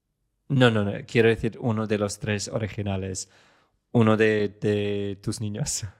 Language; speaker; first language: Spanish; non-native, fluent; English